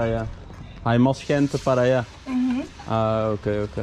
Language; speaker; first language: Spanish; non-native, learner; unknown